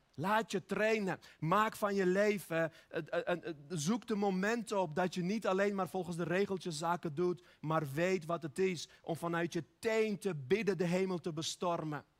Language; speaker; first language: Dutch; early bilingual, other home language; Armenian